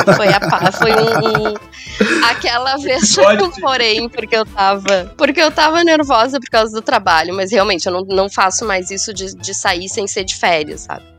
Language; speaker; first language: Portuguese; native; Portuguese